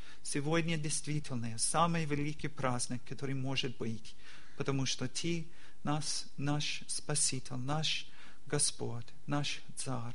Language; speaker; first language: Russian; non-native, learner; English